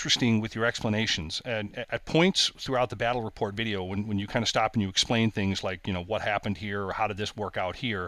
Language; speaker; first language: English; native; English